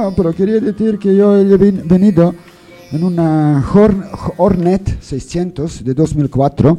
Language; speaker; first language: Spanish; non-native, learner; English